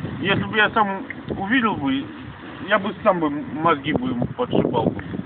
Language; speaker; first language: Russian; native; Russian